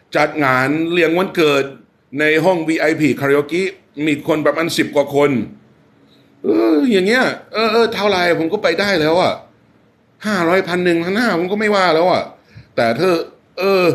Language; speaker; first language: Thai; non-native, fluent; English